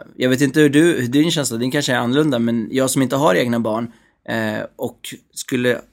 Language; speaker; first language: Swedish; native; Swedish